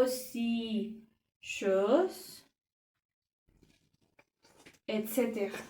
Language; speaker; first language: French; non-native, learner; Spanish